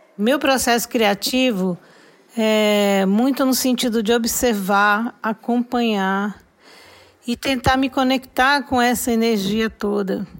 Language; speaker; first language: Portuguese; native; Portuguese